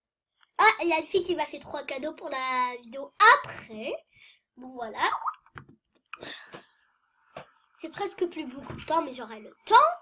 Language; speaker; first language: French; native; French